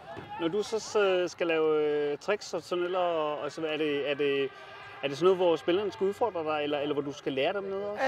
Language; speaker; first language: Danish; native; Danish